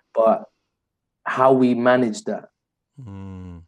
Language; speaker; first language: English; native; English